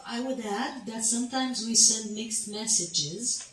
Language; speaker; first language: English; non-native, fluent; Romanian